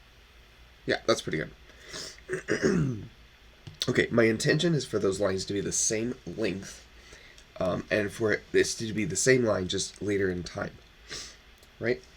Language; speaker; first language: English; native; English